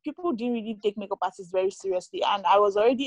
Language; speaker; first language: English; non-native, local second language; Yoruba